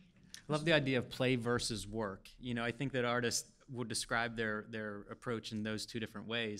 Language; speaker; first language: English; native; English